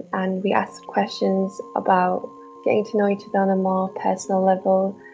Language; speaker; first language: English; native; English